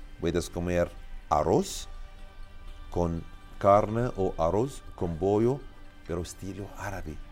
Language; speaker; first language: Spanish; non-native, learner; Arabic